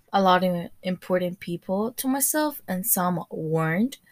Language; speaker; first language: English; early bilingual, other home language; Spanish